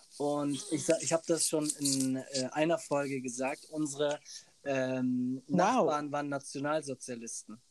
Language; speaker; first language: German; early bilingual, other home language; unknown